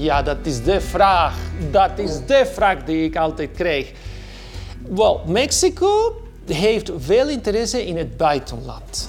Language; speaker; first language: Dutch; non-native, fluent; Spanish